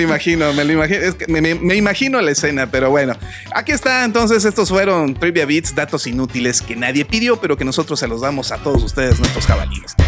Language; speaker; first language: Spanish; native; Spanish